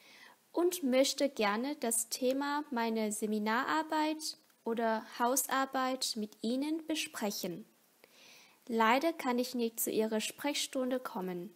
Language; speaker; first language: German; non-native, fluent; Vietnamese